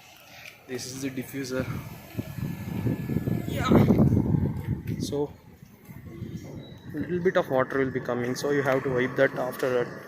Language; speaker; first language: English; non-native, local second language; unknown